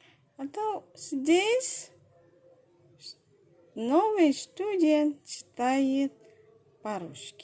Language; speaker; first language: Russian; non-native, fluent; Indonesian